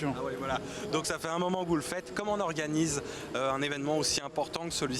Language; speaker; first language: French; native; French